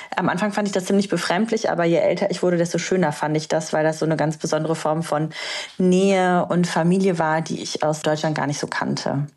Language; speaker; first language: German; early bilingual, other home language; Romanian